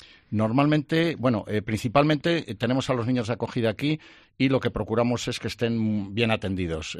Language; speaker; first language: Spanish; native; Spanish